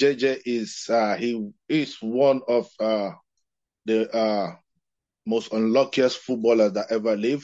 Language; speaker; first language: English; non-native, local second language; Igbo